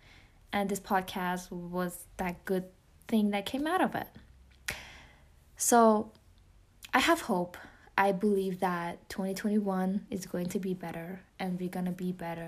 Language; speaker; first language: English; non-native, fluent; Persian